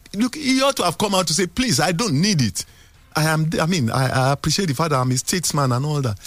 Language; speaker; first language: English; non-native, local second language; Yoruba